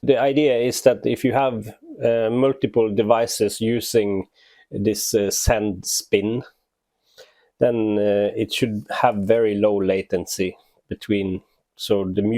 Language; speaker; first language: English; non-native, fluent; Norwegian